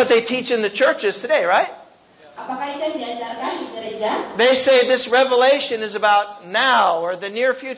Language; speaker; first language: English; native; English